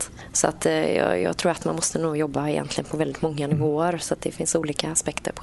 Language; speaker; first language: Swedish; native; Swedish